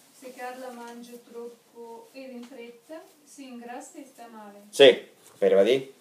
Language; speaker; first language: Italian; non-native, learner; Russian